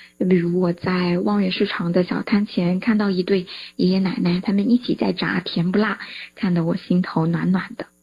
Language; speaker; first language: Chinese; native; Chinese